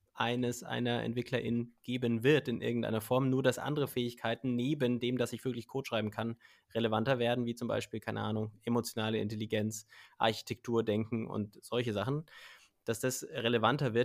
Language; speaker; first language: German; native; German